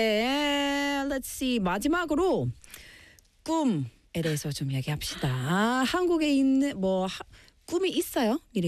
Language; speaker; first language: Korean; non-native, fluent; English